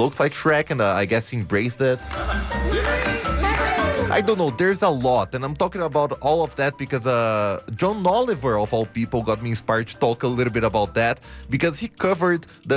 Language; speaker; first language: English; non-native, fluent; Portuguese